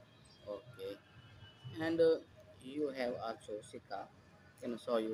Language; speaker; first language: English; non-native, learner; Hindi